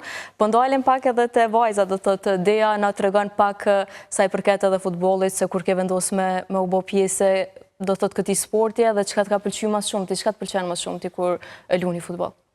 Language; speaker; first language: Albanian; native; Albanian